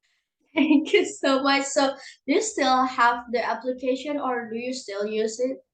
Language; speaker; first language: English; non-native, learner; Indonesian